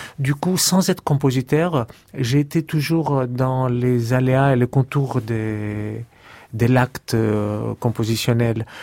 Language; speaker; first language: French; non-native, fluent; Greek